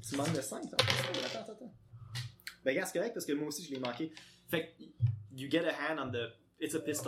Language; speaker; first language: French; native; French